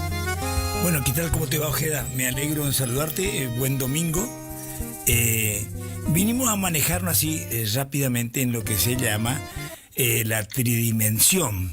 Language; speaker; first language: Spanish; native; Spanish